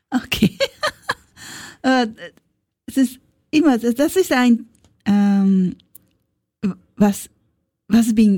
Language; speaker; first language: German; non-native, learner; Japanese